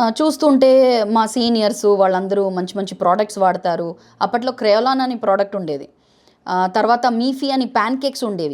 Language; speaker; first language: Telugu; non-native, fluent; Bangla